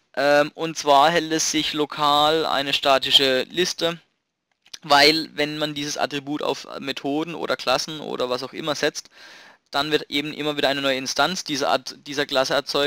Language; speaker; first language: German; native; German